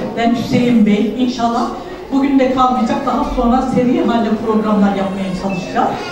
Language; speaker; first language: Turkish; native; Turkish